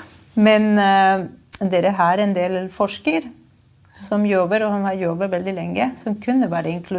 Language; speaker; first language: Norwegian; non-native, fluent; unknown